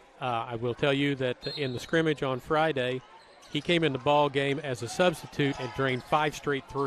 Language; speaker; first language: English; native; English